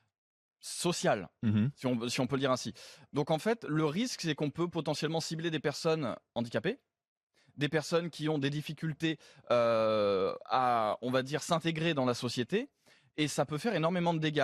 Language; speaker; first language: French; native; French